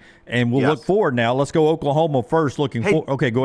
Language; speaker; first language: English; native; English